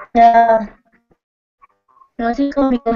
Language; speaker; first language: Spanish; non-native, local second language; Aymara